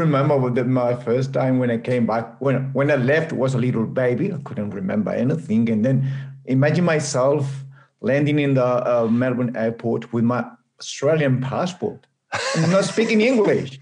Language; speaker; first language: English; non-native, fluent; Spanish